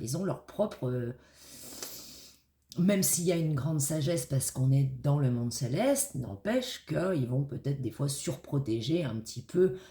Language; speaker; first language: French; native; French